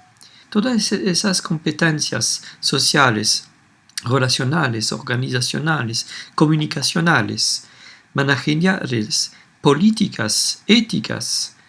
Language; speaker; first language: Spanish; non-native, fluent; French